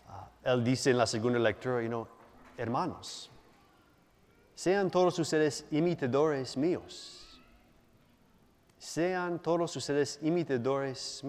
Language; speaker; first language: Spanish; non-native, fluent; English